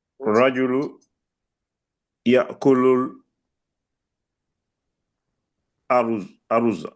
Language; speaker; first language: Arabic; non-native, learner; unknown